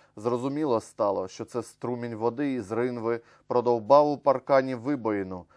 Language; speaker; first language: Ukrainian; native; Ukrainian